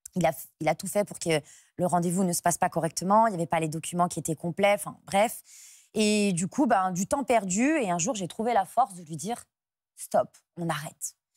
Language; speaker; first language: French; native; French